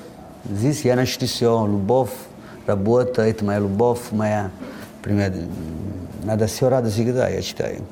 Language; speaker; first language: Russian; non-native, learner; Italian